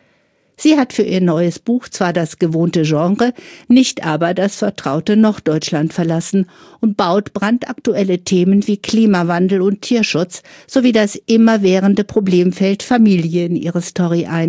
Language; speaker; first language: German; native; German